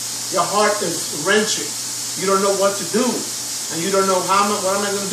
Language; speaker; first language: English; early bilingual, other home language; Spanish